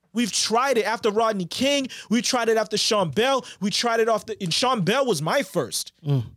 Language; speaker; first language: English; native; English